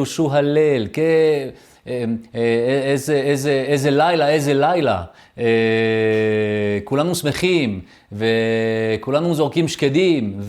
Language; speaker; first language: Hebrew; early bilingual, other home language; French